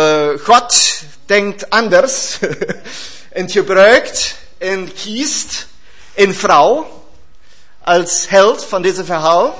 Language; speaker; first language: Dutch; non-native, learner; German